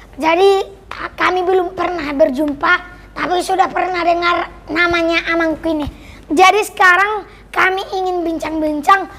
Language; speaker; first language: Indonesian; native; Indonesian